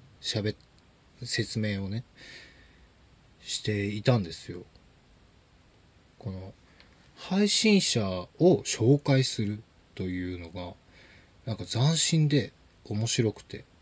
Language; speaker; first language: Japanese; native; Japanese